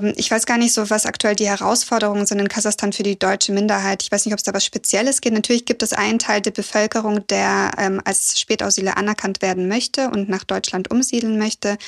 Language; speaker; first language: German; early bilingual, other home language; Russian